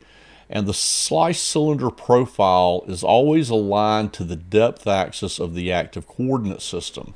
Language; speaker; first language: English; native; English